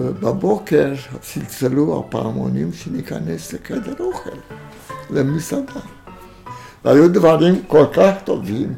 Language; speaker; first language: Hebrew; non-native, fluent; Romanian